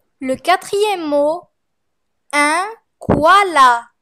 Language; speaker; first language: French; non-native, fluent; Arabic